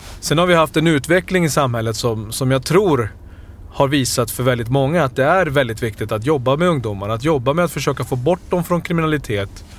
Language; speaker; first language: Swedish; early bilingual, other home language; Spanish